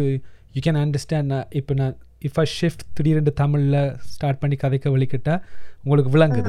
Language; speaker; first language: English; non-native, local second language; Tamil